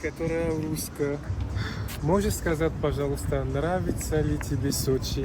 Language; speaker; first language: Russian; non-native, fluent; French